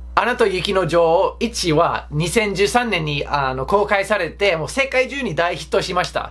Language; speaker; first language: Japanese; non-native, fluent; English